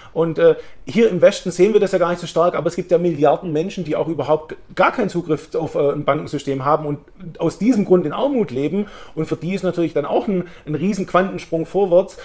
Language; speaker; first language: German; early bilingual, heritage; German